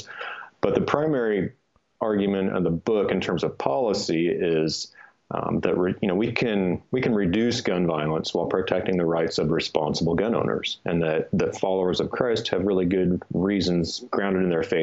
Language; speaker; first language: English; native; English